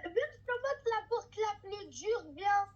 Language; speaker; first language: French; native; French